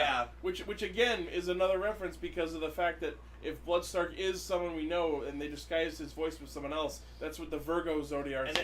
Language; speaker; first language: English; native; English